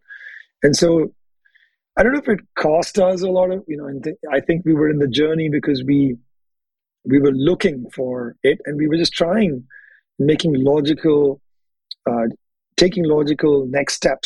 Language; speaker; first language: English; non-native, local second language; Telugu